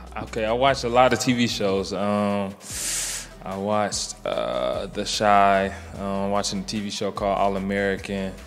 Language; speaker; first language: English; native; English